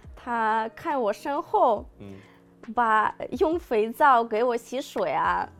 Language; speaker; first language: Chinese; non-native, fluent; Russian